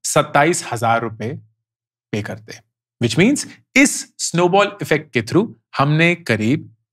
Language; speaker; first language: Hindi; native; Hindi